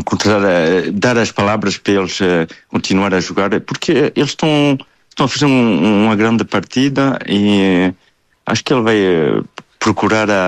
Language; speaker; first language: Portuguese; early bilingual, heritage; Portuguese